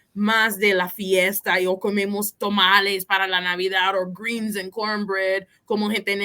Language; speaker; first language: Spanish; non-native, fluent; English